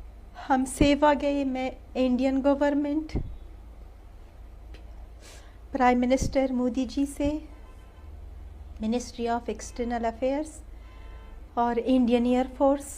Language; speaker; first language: Hindi; non-native, learner; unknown